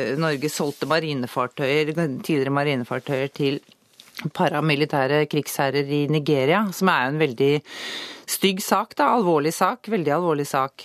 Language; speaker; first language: Norwegian; native; Norwegian